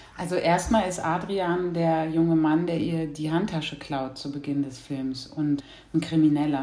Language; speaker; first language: German; native; German